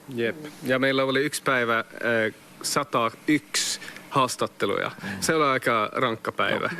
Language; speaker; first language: Finnish; non-native, local second language; Swedish